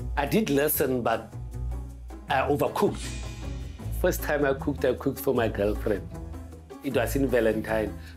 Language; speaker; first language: English; non-native, local second language; Southern Sotho